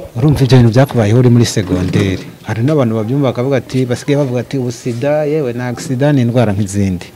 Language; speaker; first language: Kinyarwanda; native; Kinyarwanda